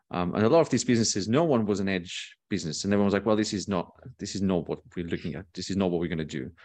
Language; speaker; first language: English; non-native, fluent; Portuguese